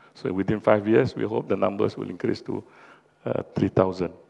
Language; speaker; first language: English; non-native, local second language; Malay